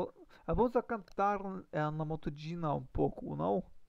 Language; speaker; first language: Portuguese; non-native, learner; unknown